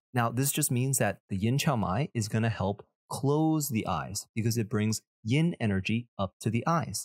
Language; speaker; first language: English; early bilingual, other home language; Chinese